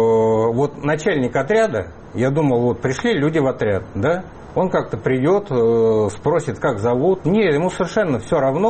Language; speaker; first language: Russian; native; Russian